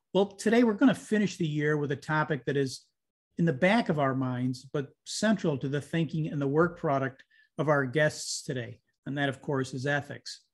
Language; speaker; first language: English; native; English